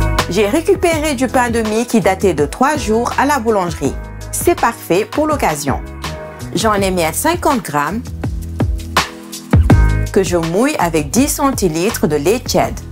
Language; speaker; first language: French; native; French